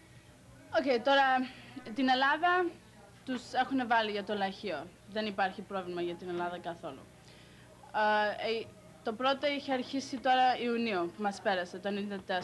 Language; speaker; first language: Greek; early bilingual, heritage; Greek